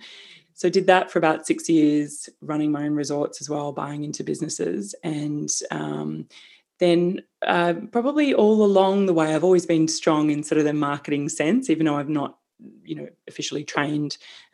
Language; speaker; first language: English; native; English